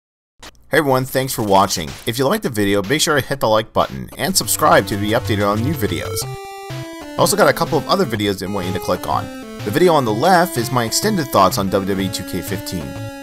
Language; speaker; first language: English; native; English